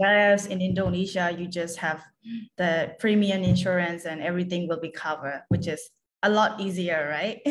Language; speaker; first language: English; non-native, fluent; Khmer